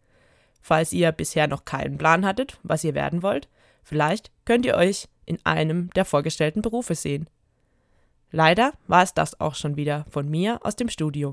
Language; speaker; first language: German; native; German